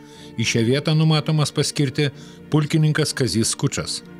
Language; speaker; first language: Lithuanian; native; Lithuanian